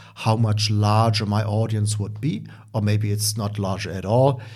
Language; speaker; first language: English; non-native, fluent; German